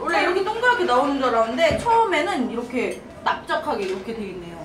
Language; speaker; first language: Korean; native; Korean